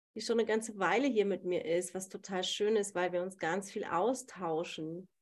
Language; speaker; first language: German; native; German